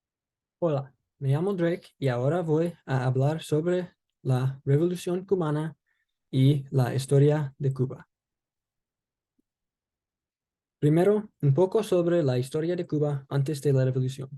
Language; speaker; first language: Spanish; non-native, learner; English